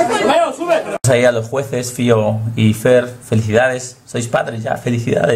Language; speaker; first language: Spanish; native; Spanish